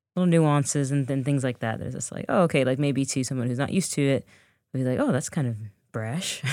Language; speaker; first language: English; native; English